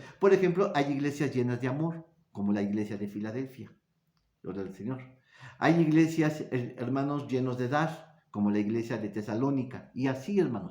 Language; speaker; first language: Spanish; native; Spanish